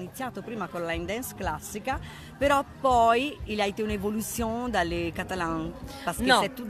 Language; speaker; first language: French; non-native, learner; Italian